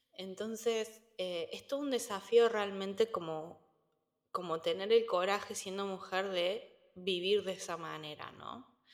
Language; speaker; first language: Spanish; native; Spanish